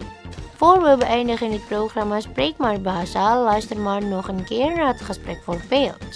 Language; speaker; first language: Dutch; non-native, learner; Indonesian